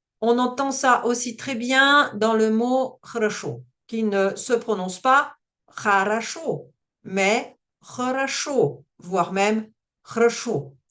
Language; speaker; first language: French; native; French